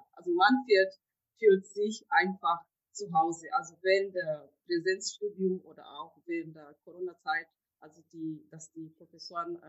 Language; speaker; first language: German; non-native, fluent; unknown